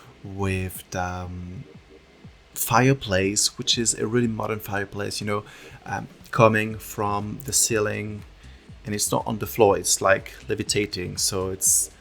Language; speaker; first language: English; non-native, fluent; French